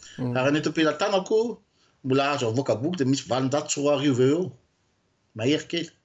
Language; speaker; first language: Malagasy; non-native, local second language; French